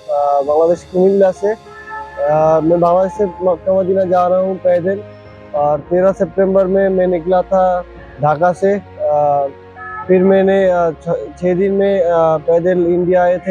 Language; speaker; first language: Hindi; non-native, fluent; Bangla